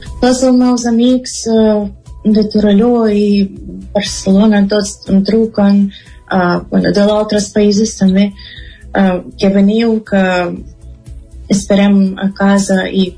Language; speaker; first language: Catalan; non-native, fluent; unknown